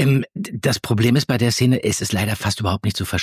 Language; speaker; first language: German; native; German